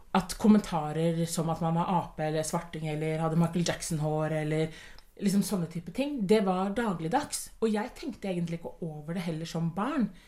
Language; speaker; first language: Norwegian; native; Norwegian